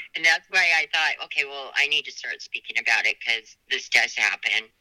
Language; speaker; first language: English; native; English